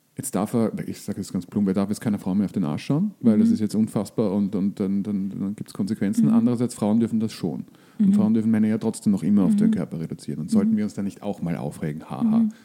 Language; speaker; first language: German; native; German